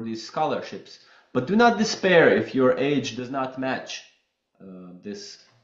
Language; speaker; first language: English; non-native, fluent; Latvian